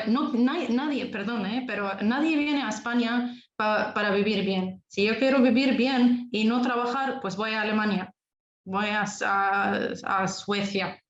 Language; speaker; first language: Spanish; non-native, fluent; Arabic